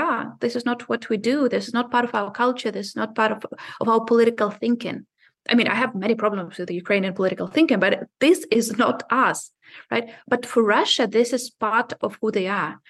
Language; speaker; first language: English; non-native, fluent; Ukrainian